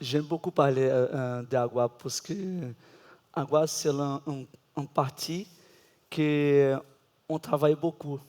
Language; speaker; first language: French; non-native, learner; Portuguese